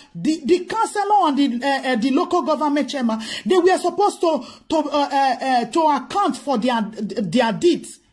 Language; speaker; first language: English; non-native, local second language; Bini